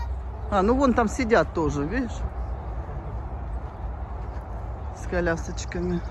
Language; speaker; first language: Russian; native; Russian